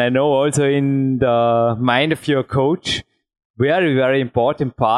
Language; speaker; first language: English; non-native, fluent; German